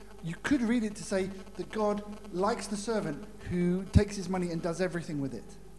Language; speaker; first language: English; native; English